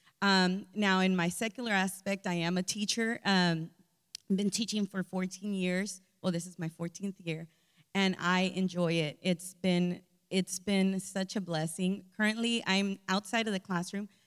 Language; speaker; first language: English; early bilingual, other home language; Spanish